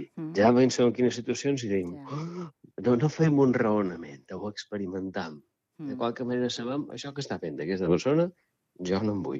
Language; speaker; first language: Catalan; native; Catalan